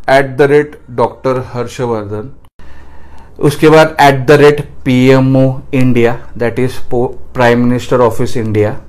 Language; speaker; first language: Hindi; non-native, local second language; Marathi